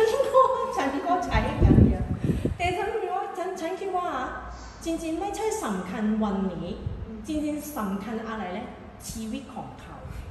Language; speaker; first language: Thai; non-native, learner; Cantonese